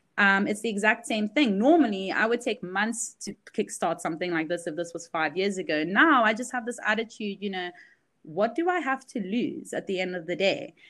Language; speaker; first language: English; early bilingual, other home language; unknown